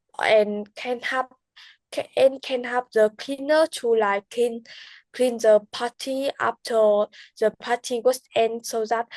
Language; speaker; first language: English; non-native, learner; Vietnamese